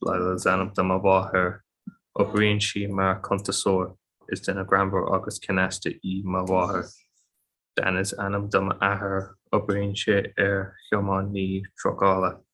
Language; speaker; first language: Irish; non-native, local second language; English